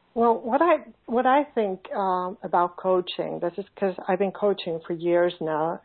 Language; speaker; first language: English; non-native, fluent; Finnish